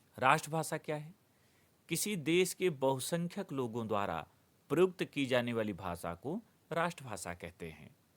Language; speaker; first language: Hindi; native; Hindi